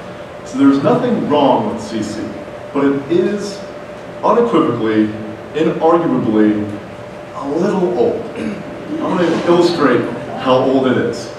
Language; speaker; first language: English; native; English